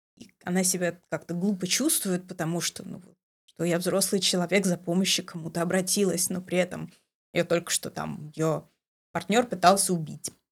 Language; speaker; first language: Russian; native; Russian